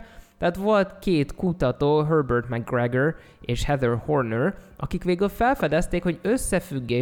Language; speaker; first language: Hungarian; native; Hungarian